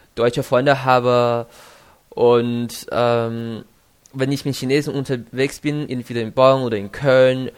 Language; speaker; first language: German; non-native, fluent; Chinese